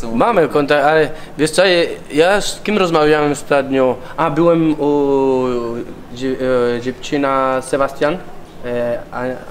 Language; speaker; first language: Polish; non-native, learner; Spanish